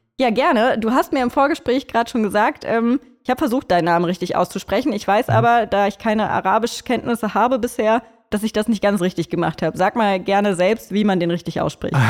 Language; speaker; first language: German; native; German